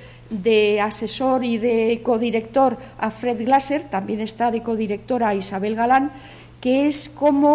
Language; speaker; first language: Spanish; native; Spanish